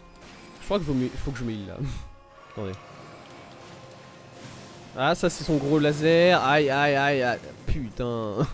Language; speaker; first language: French; native; French